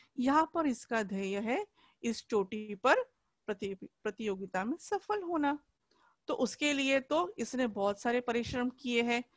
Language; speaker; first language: Hindi; non-native, local second language; Marathi